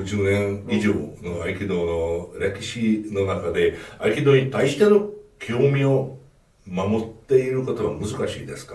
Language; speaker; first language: Japanese; non-native, fluent; Hungarian